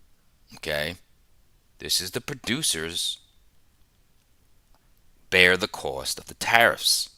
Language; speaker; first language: English; native; English